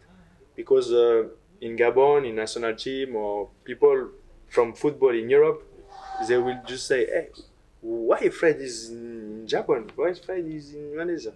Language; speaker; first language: English; non-native, learner; French